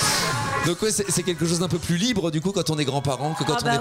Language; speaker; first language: French; native; French